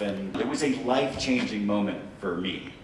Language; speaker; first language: English; native; English